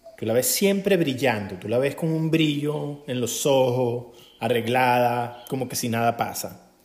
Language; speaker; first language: Spanish; native; Spanish